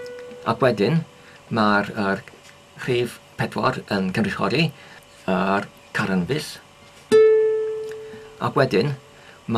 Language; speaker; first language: Welsh; non-native, learner; English